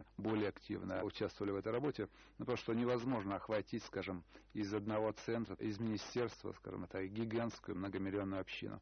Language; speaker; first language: Russian; native; Russian